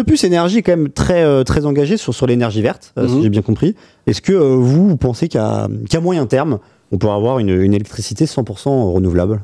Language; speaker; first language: French; native; French